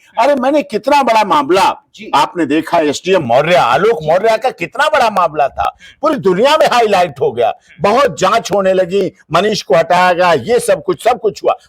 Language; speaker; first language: Hindi; native; Hindi